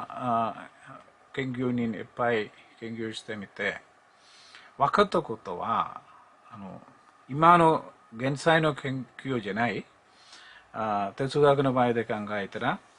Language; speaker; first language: Japanese; non-native, learner; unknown